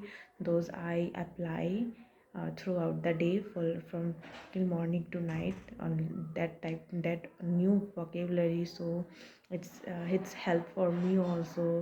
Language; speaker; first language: English; non-native, learner; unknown